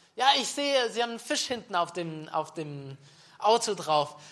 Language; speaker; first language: German; native; German